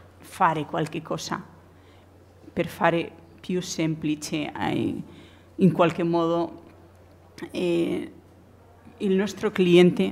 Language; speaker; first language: Italian; non-native, learner; Spanish